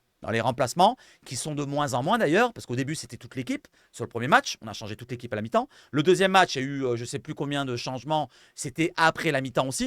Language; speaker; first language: French; native; French